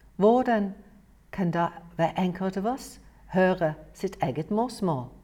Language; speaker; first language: Norwegian; non-native, fluent; English